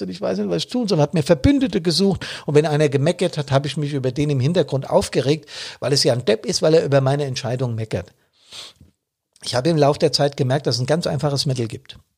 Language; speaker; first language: German; native; German